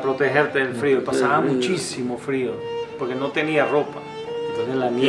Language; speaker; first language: Spanish; native; Spanish